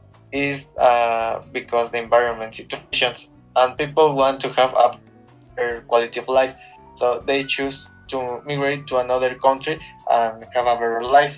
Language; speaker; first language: English; non-native, learner; Spanish